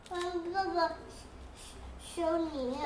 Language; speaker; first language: Chinese; early bilingual, heritage; Chinese